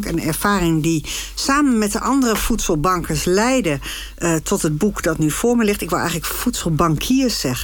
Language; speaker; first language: Dutch; native; Dutch